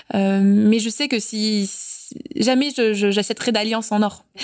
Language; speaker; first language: French; native; French